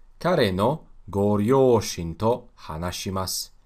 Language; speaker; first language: Japanese; non-native, learner; Russian